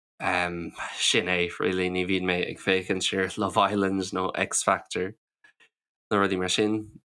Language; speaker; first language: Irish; non-native, local second language; English